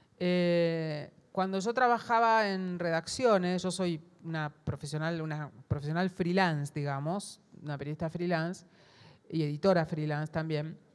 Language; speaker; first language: Spanish; native; Spanish